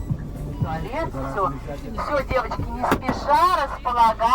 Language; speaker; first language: Russian; native; Russian